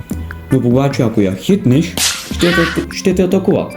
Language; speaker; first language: Bulgarian; native; Bulgarian